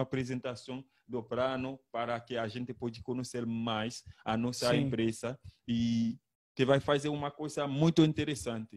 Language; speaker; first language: Portuguese; non-native, learner; Haitian Creole